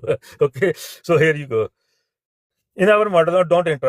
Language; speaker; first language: English; non-native, fluent; Punjabi